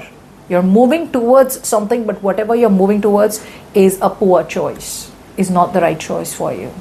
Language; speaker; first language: English; non-native, local second language; Hindi